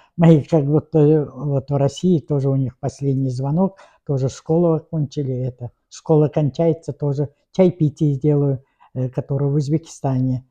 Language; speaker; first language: Russian; non-native, local second language; Tatar